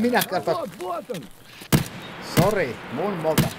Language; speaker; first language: Finnish; native; Finnish